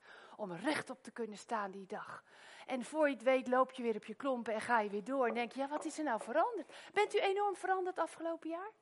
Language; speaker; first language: Dutch; native; Dutch